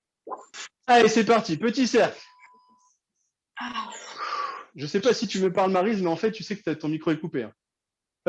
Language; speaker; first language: French; native; French